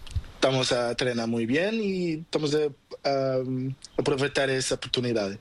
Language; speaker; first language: Spanish; non-native, learner; Portuguese